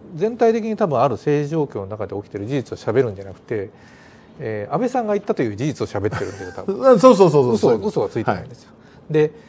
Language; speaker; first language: Japanese; native; Japanese